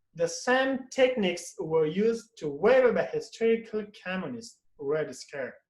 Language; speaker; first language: English; non-native, fluent; Persian